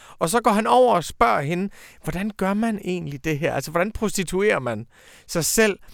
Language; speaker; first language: Danish; native; Danish